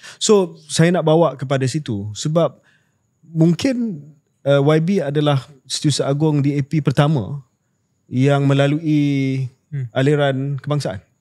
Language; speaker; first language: Malay; native; Malay